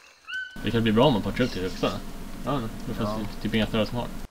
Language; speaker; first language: Swedish; native; Swedish